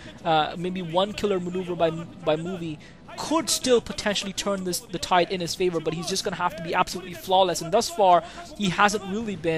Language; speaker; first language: English; native; English